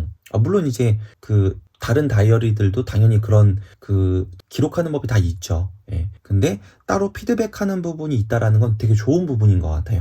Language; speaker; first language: Korean; native; Korean